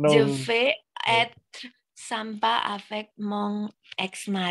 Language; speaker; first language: French; non-native, learner; Indonesian